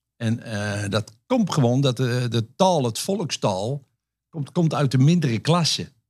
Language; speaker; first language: Dutch; native; Dutch